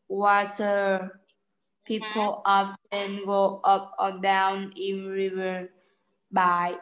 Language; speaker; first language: English; non-native, learner; Vietnamese